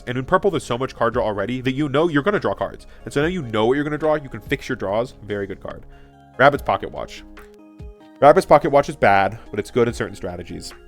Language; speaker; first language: English; native; English